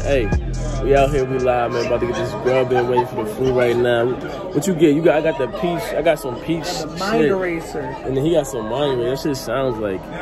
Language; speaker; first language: English; native; English